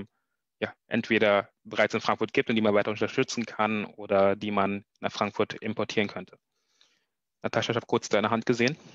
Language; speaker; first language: German; native; German